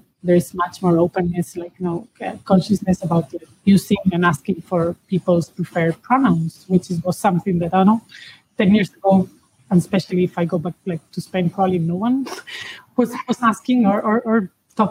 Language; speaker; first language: English; non-native, fluent; Spanish